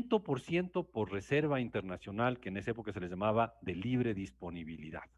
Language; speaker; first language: Spanish; native; Spanish